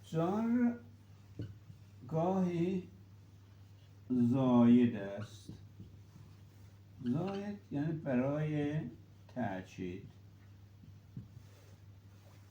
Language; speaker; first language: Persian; non-native, local second language; Azerbaijani